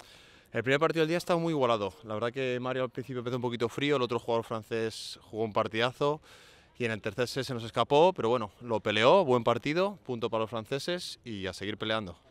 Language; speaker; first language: Spanish; native; Spanish